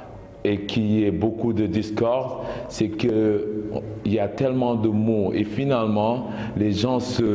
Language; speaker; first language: French; non-native, local second language; Wolof